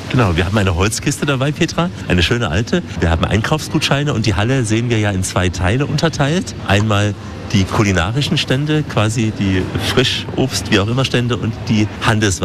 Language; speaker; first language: German; native; German